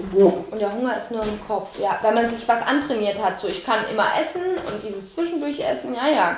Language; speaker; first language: German; native; German